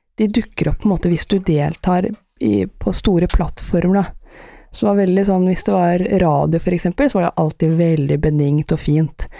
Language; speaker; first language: Norwegian; early bilingual, other home language; Persian